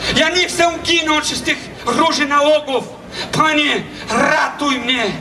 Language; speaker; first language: Polish; non-native, learner; Portuguese